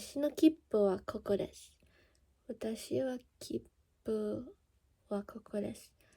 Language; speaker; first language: Japanese; non-native, learner; English